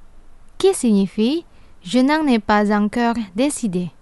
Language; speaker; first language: French; non-native, fluent; Indonesian